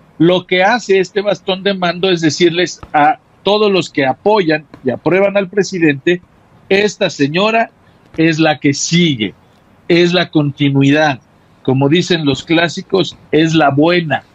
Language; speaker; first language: Spanish; native; Spanish